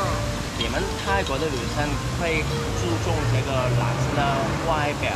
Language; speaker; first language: Chinese; non-native, local second language; Cantonese